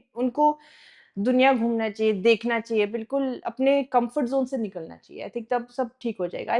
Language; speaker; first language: Hindi; non-native, fluent; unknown